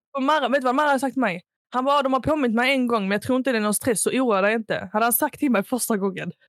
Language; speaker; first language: Swedish; early bilingual, other home language; Arabic